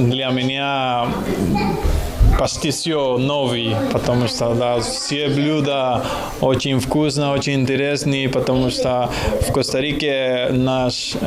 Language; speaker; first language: Russian; non-native, learner; Spanish